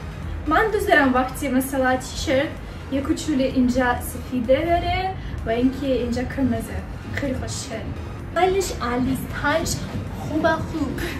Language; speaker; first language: Persian; non-native, learner; Turkish